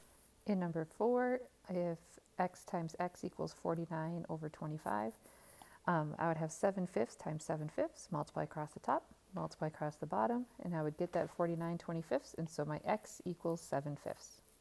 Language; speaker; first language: English; native; English